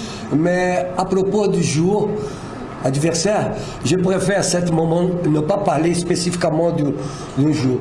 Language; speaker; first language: French; non-native, fluent; Portuguese